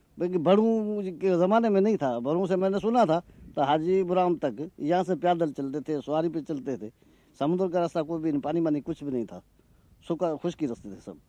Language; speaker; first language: Urdu; non-native, local second language; Sindhi